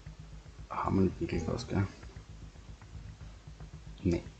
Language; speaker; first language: German; native; German